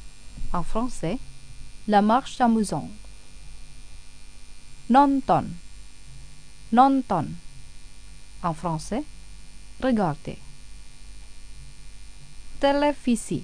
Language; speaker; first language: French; non-native, fluent; Indonesian